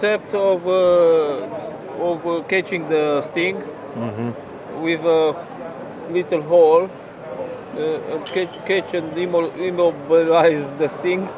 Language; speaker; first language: English; non-native, learner; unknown